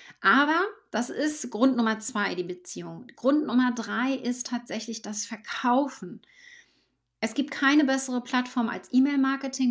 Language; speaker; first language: German; native; German